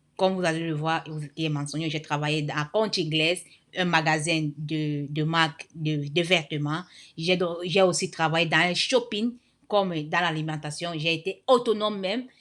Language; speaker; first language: French; non-native, fluent; Spanish